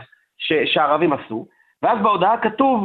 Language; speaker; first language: Hebrew; native; Hebrew